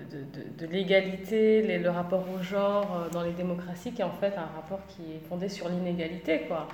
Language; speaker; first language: French; native; French